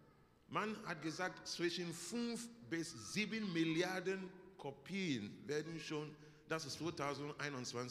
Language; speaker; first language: German; non-native, learner; English